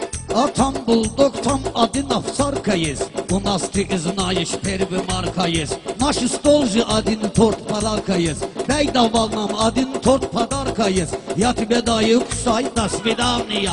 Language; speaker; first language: Russian; non-native, learner; Talysh